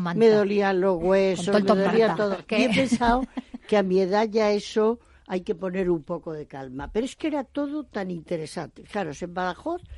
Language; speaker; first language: Spanish; native; Spanish